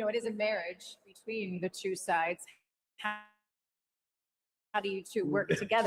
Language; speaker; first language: English; native; English